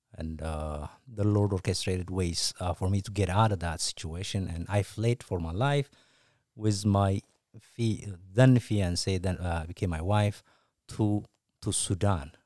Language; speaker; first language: English; non-native, fluent; Tigrinya